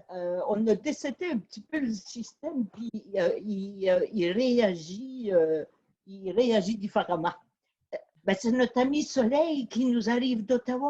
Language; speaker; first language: French; native; French